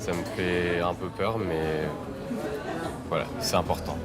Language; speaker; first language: French; native; French